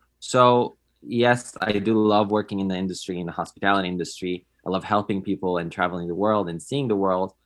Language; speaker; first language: English; non-native, fluent; Polish